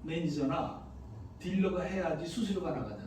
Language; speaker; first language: Korean; native; Korean